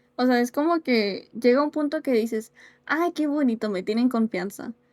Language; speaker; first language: Spanish; early bilingual, heritage; Spanish